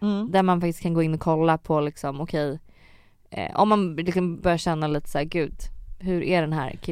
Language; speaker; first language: Swedish; native; Swedish